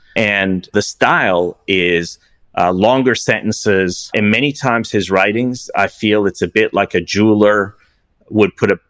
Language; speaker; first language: English; early bilingual, other home language; Persian